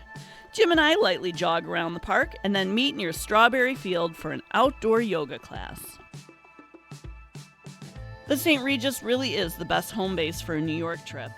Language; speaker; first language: English; native; English